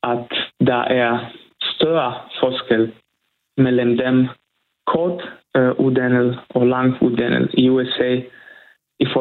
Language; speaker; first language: Danish; non-native, fluent; Italian